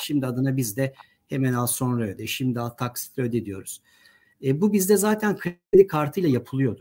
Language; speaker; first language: Turkish; native; Turkish